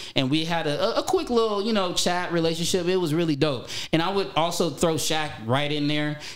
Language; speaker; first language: English; native; English